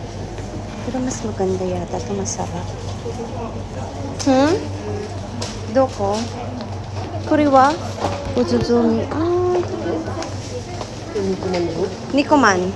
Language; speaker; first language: Japanese; non-native, learner; Filipino